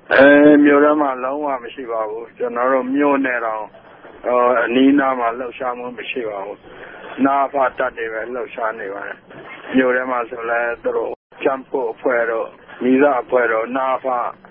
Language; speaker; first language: Burmese; non-native, local second language; S'gaw Karen